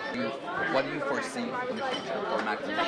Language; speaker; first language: English; native; English